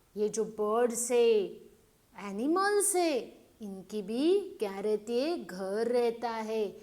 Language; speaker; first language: Hindi; non-native, local second language; Marathi